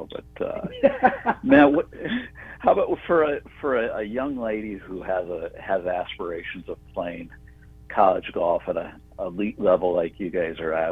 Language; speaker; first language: English; native; English